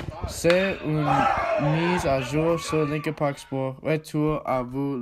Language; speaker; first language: French; non-native, learner; English